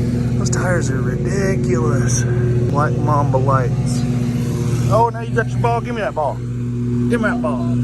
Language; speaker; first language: English; native; English